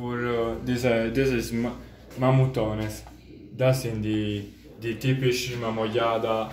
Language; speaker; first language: German; non-native, learner; Italian